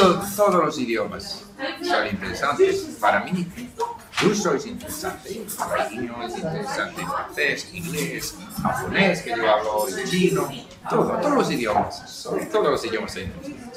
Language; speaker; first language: Spanish; non-native, fluent; English